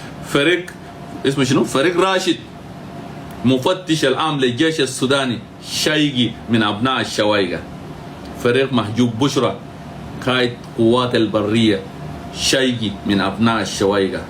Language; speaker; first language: Arabic; native; Arabic